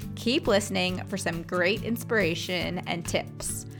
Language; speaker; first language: English; native; English